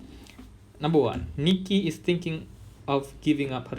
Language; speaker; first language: English; non-native, fluent; Indonesian